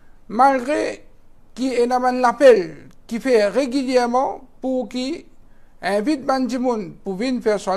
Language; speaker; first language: French; non-native, local second language; Morisyen